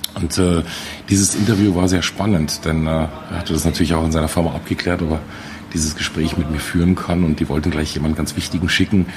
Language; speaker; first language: German; native; German